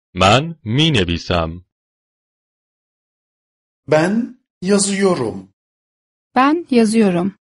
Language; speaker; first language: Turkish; non-native, fluent; Persian